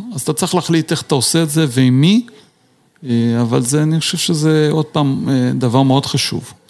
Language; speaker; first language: Hebrew; non-native, fluent; Portuguese